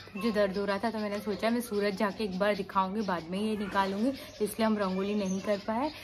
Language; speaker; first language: Hindi; non-native, local second language; Gujarati